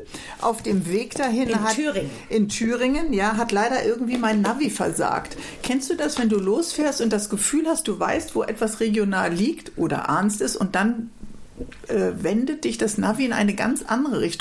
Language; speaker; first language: German; native; German